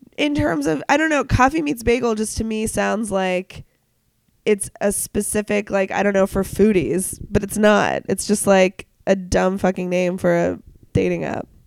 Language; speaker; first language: English; native; English